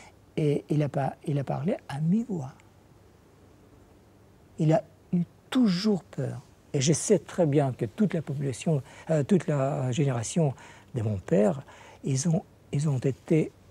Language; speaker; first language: French; non-native, fluent; Russian